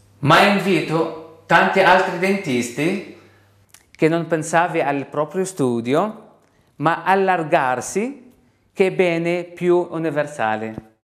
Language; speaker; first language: Italian; non-native, learner; Arabic